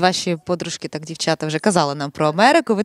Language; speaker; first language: Ukrainian; native; Ukrainian